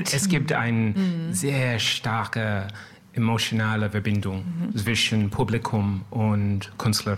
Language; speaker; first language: German; non-native, learner; English